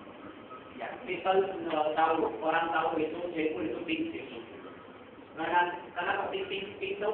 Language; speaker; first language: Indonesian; non-native, learner; Hindi